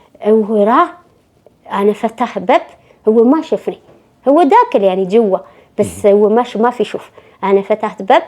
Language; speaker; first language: Arabic; non-native, learner; Amharic